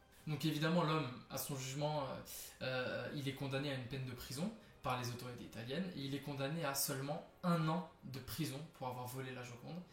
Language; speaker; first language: French; native; French